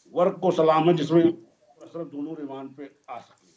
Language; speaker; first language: Hindi; native; Hindi